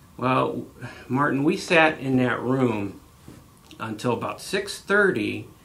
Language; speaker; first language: English; native; English